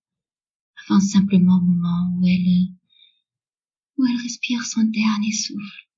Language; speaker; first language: French; native; French